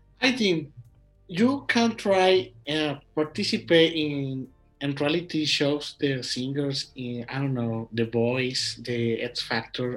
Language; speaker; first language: English; non-native, learner; Spanish